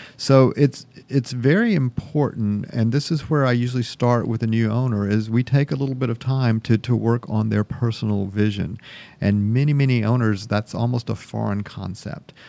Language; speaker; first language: English; native; English